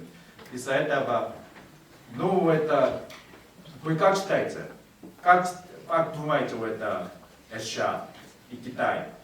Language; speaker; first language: Russian; non-native, learner; Korean